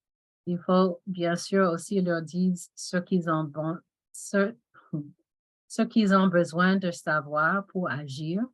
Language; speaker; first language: French; non-native, fluent; English